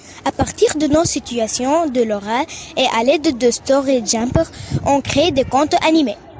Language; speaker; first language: French; non-native, learner; Arabic